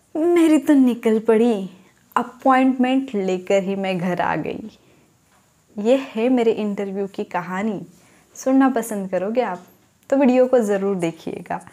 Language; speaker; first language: Hindi; non-native, local second language; Marathi